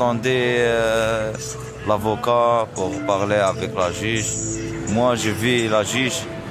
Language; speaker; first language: French; non-native, learner; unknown